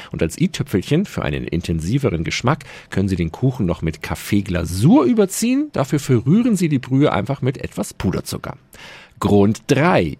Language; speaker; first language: German; native; German